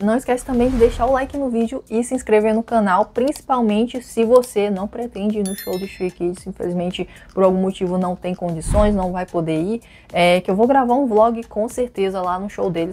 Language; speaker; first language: Portuguese; native; Portuguese